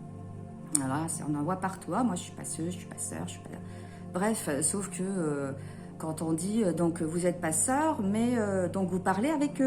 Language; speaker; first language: French; native; French